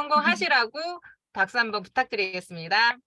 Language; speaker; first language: Korean; native; Korean